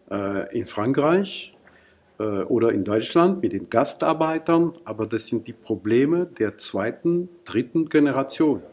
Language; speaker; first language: German; non-native, fluent; French